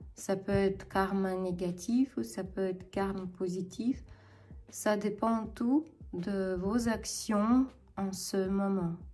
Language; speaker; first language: French; non-native, fluent; Ukrainian